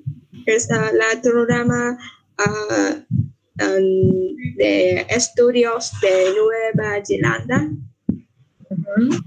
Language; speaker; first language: Spanish; non-native, learner; Vietnamese